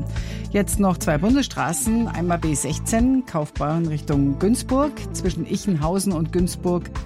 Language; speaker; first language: German; native; German